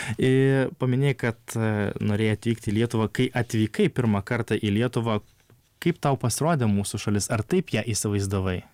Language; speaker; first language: Lithuanian; native; Lithuanian